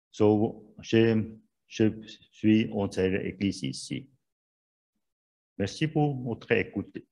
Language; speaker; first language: French; non-native, learner; Swiss German